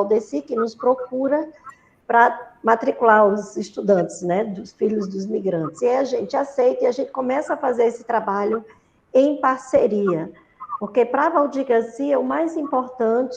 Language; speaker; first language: Portuguese; native; Portuguese